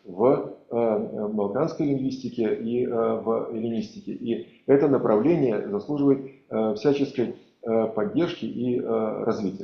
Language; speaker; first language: Russian; native; Russian